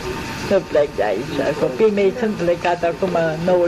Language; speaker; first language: Romanian; non-native, local second language; German